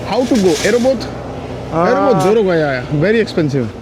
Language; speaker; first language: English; non-native, local second language; Hindi